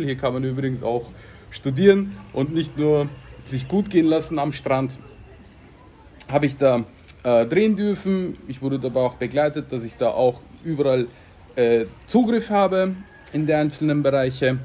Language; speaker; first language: German; native; German